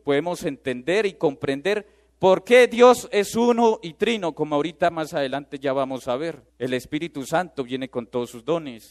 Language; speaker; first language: Spanish; native; Spanish